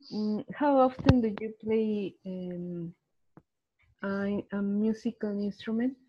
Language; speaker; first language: English; non-native, learner; Spanish